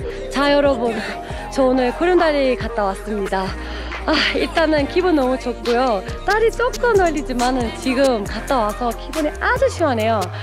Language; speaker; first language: Korean; non-native, fluent; Turkish